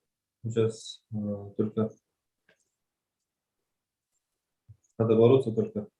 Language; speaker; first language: Russian; non-native, learner; Kazakh